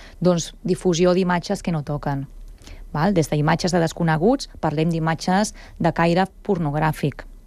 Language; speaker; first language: Catalan; native; Catalan